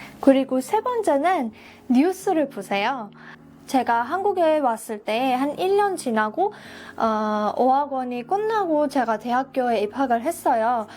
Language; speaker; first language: Korean; non-native, fluent; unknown